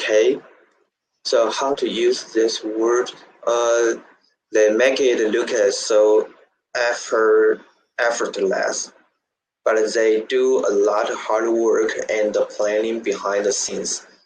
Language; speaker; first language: English; non-native, learner; Chinese